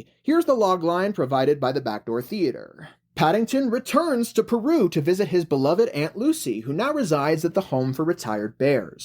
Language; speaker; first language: English; native; English